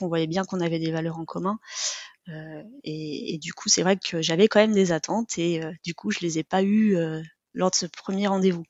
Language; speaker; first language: French; native; French